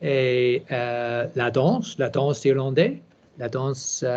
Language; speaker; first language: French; non-native, learner; English